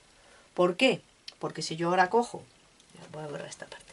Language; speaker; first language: Spanish; native; Spanish